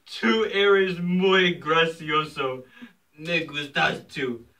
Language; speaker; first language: Spanish; non-native, learner; English